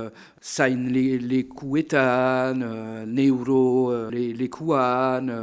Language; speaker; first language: Basque; non-native, local second language; French